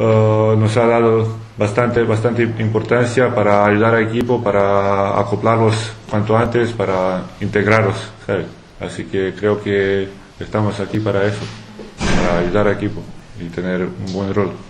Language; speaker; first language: Spanish; non-native, fluent; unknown